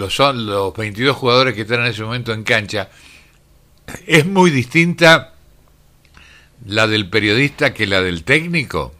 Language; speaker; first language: Spanish; native; Spanish